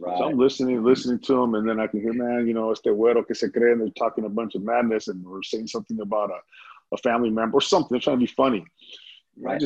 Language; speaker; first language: English; native; English